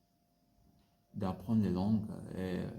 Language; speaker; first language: French; non-native, learner; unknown